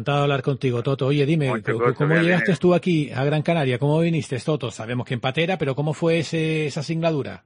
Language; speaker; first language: Spanish; native; Spanish